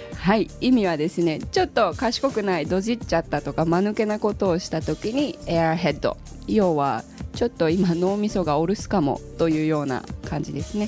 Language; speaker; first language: Japanese; native; Japanese